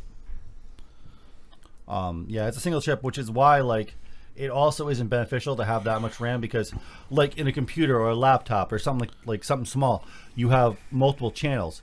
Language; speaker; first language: English; native; English